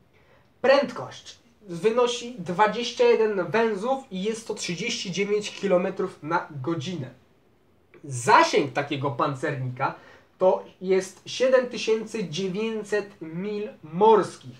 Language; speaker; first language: Polish; native; Polish